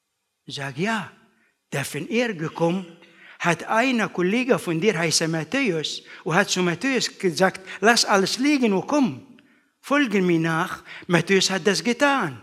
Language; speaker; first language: German; non-native, learner; Arabic